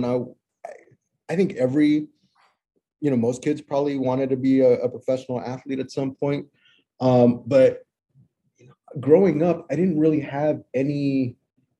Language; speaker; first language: English; native; English